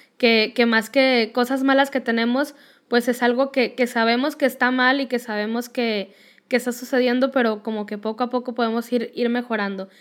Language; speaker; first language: Spanish; native; Spanish